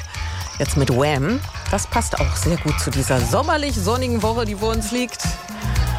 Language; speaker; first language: German; native; German